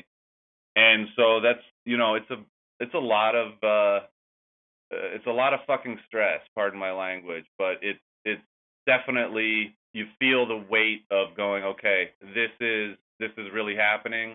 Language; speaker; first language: English; native; English